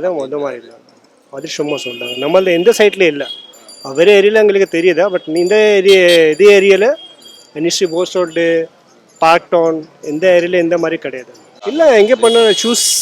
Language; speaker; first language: Tamil; non-native, local second language; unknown